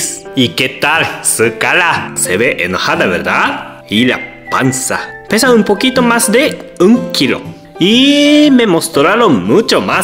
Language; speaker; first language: Spanish; non-native, learner; Japanese